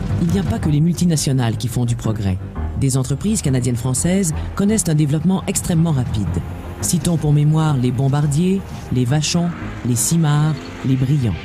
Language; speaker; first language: French; native; French